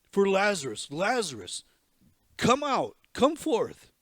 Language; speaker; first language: English; native; English